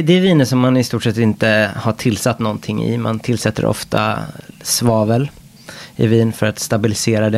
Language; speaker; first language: Swedish; non-native, fluent; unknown